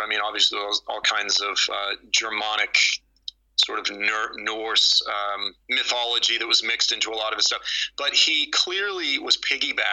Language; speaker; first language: English; native; English